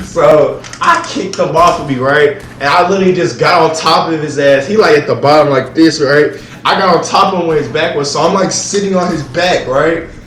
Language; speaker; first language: English; native; English